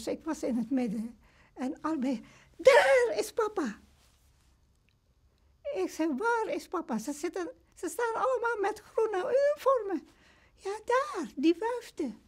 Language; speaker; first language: Dutch; early bilingual, other home language; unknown